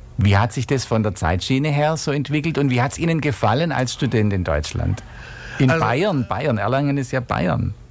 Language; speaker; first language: German; native; German